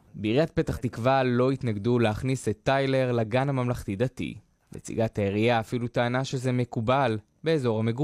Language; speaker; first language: Hebrew; native; Hebrew